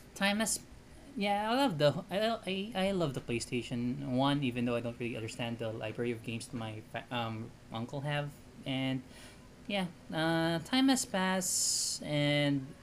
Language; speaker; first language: English; non-native, local second language; Filipino